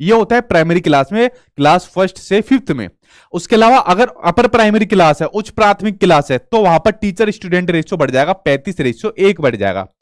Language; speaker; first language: Hindi; native; Hindi